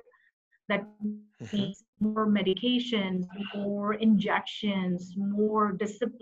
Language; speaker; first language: English; non-native, local second language; Tamil